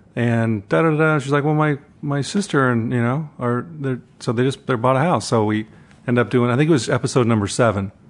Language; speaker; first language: English; native; English